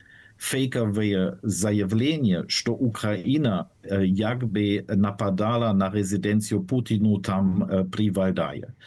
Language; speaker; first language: Russian; non-native, fluent; German